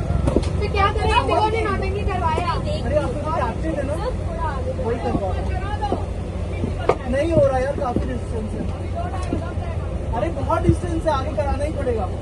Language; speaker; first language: Hindi; non-native, local second language; Telugu